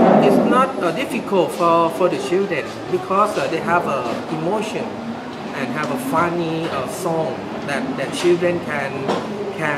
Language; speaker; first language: English; non-native, learner; Thai